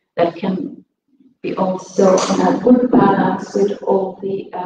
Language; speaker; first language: English; non-native, fluent; Italian